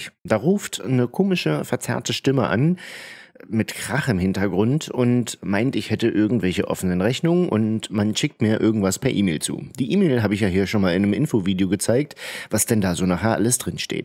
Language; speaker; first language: German; native; German